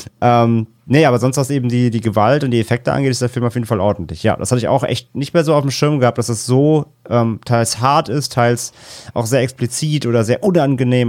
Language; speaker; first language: German; native; German